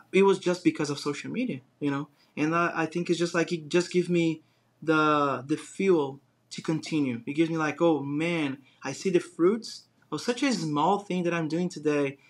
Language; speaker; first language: English; non-native, fluent; Portuguese